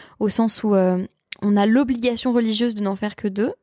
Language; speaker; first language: French; native; French